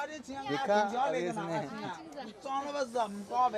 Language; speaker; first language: Chinese; native; Chinese